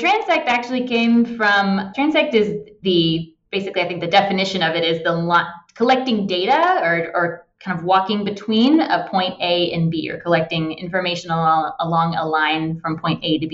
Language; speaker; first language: English; native; English